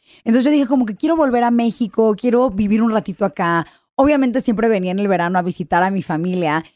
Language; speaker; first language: Spanish; early bilingual, heritage; English